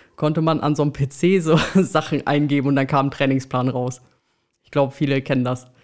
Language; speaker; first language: German; native; German